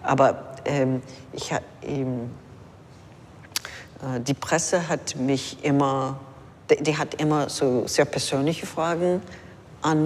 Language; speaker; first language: German; non-native, fluent; English